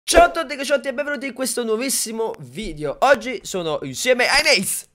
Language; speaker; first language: Italian; native; Italian